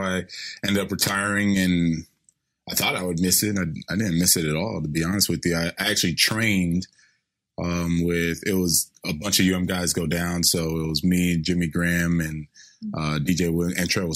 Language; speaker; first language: English; native; English